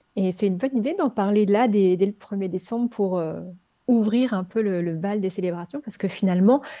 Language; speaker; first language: French; native; French